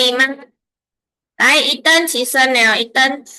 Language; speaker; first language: Chinese; early bilingual, heritage; Chinese